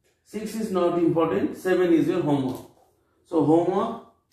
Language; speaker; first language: English; non-native, local second language; Bangla